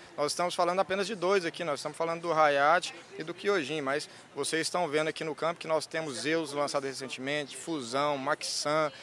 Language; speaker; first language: Portuguese; native; Portuguese